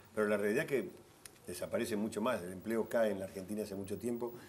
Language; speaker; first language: Spanish; native; Spanish